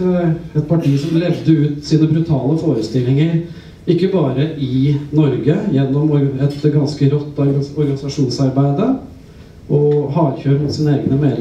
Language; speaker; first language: Norwegian; native; Norwegian